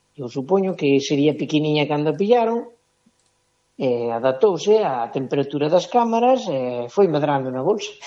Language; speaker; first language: Galician; native; Galician